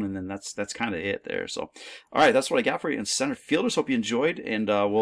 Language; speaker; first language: English; native; English